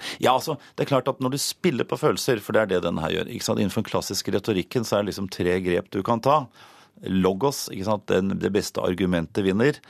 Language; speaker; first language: Norwegian; native; Norwegian